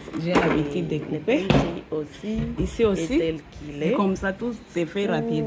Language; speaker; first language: French; non-native, local second language; Swahili